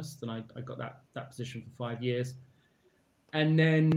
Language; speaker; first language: English; native; English